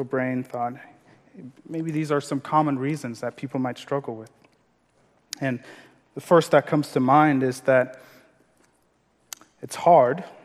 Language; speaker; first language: English; non-native, local second language; Yoruba